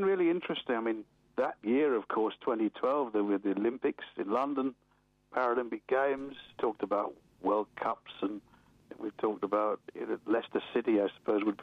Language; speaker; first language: English; native; English